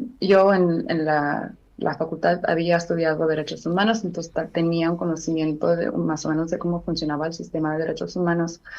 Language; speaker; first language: Spanish; non-native, fluent; Armenian